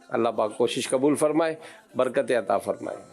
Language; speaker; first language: Urdu; native; Urdu